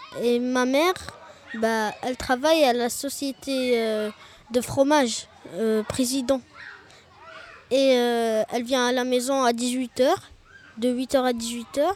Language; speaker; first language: French; non-native, local second language; Arabic